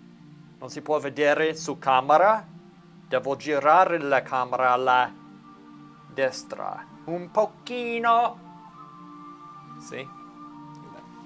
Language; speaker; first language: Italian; non-native, learner; English